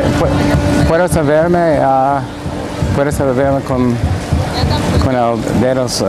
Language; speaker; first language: Spanish; non-native, learner; English